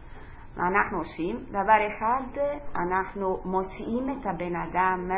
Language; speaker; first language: Hebrew; non-native, fluent; Italian